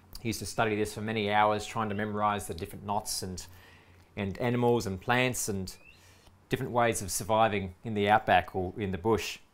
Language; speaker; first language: English; native; English